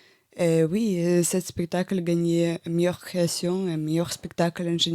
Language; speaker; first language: French; non-native, learner; Russian